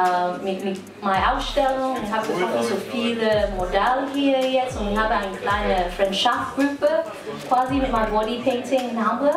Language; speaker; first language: German; non-native, learner; Cantonese